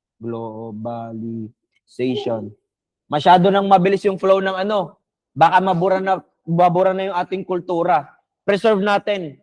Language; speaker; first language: Filipino; non-native, local second language; Bikol